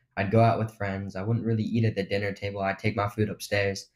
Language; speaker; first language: English; native; English